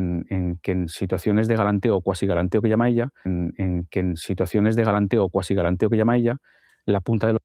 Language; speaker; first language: Spanish; native; Spanish